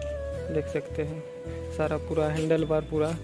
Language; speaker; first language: Hindi; native; Hindi